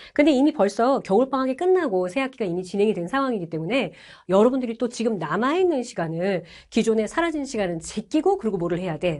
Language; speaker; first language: Korean; native; Korean